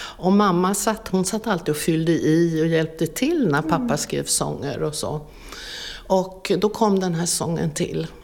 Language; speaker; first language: Swedish; native; Swedish